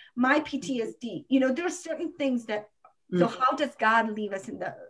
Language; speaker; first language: English; non-native, fluent; Croatian